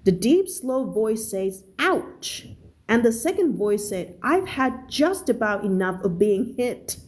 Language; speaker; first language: English; non-native, fluent; Thai